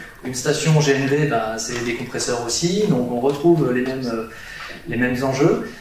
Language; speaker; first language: French; native; French